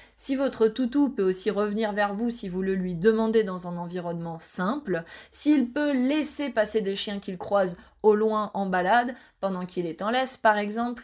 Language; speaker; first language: French; native; French